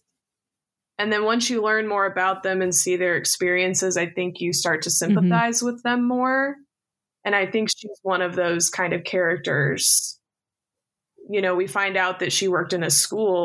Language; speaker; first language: English; native; English